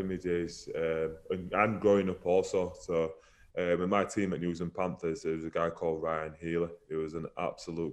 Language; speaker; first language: English; native; English